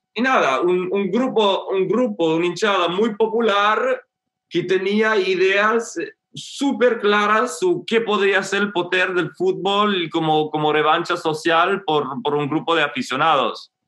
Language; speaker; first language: Spanish; non-native, fluent; English